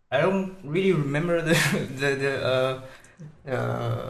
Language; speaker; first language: English; non-native, fluent; Chinese